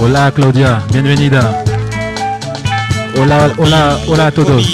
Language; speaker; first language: Spanish; non-native, learner; French